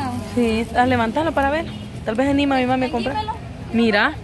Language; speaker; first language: Spanish; native; Spanish